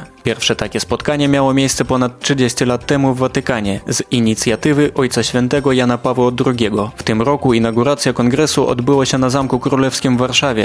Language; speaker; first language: Polish; native; Polish